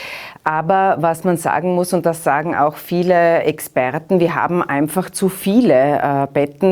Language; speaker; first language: German; native; German